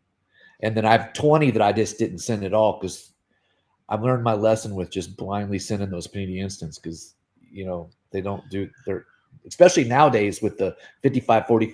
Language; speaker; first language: English; native; English